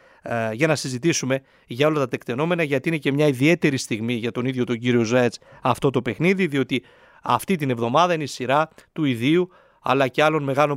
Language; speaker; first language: Greek; native; Greek